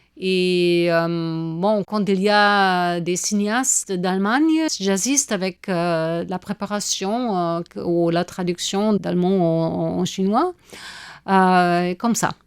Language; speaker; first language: French; non-native, fluent; German